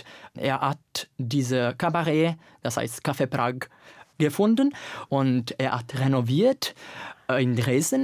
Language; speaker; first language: German; non-native, fluent; Italian